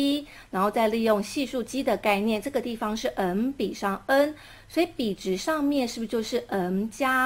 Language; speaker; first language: Chinese; native; Chinese